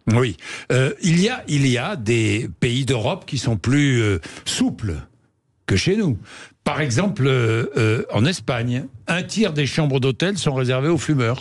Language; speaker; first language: French; native; French